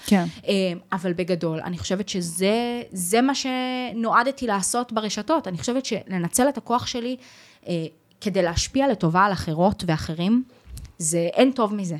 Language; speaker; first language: Hebrew; native; Hebrew